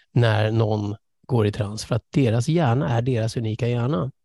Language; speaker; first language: Swedish; early bilingual, other home language; English